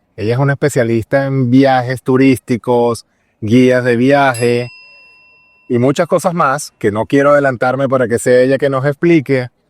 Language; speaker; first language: Spanish; native; Spanish